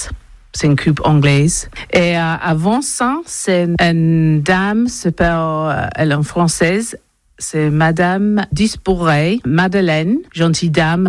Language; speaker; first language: French; non-native, learner; English